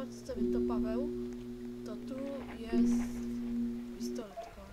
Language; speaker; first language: Polish; native; Polish